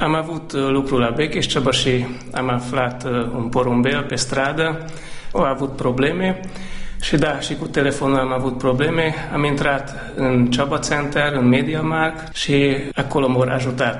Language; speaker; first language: Romanian; non-native, local second language; Hungarian